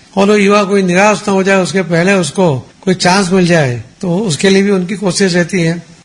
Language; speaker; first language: Hindi; non-native, local second language; Gujarati